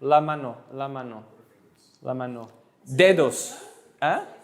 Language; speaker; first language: Spanish; non-native, fluent; English